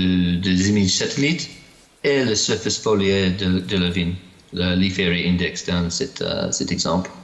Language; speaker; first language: French; non-native, learner; English